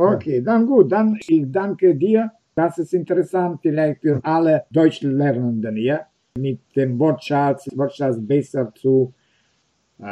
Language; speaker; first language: German; non-native, learner; Russian